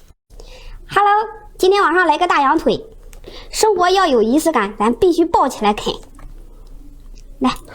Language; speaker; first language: Chinese; native; Chinese